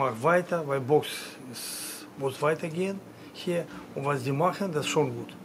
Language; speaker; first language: German; non-native, learner; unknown